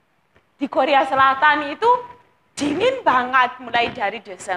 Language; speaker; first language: Indonesian; non-native, fluent; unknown